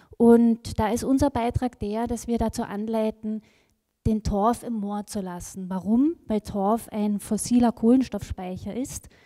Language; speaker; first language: German; native; German